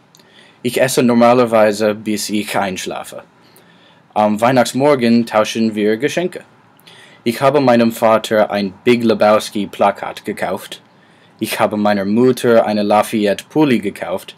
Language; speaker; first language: German; non-native, learner; English